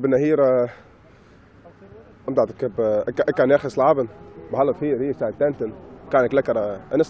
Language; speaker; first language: Dutch; non-native, learner; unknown